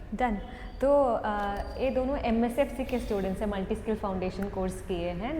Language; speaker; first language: Hindi; non-native, local second language; Tamil